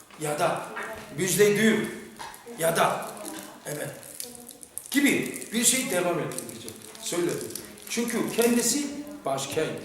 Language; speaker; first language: Turkish; non-native, fluent; Korean